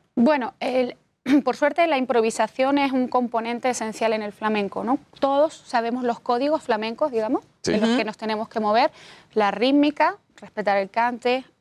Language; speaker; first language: Spanish; native; Spanish